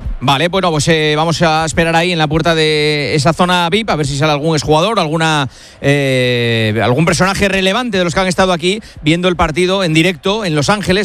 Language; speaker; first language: Spanish; native; Spanish